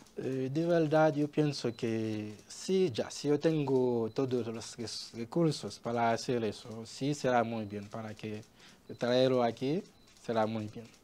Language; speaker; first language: Spanish; non-native, learner; Haitian Creole